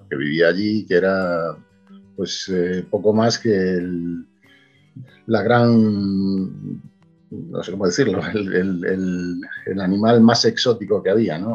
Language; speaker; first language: Spanish; native; Spanish